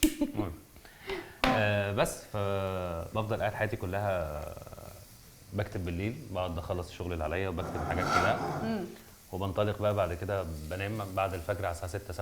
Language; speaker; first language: Arabic; native; Arabic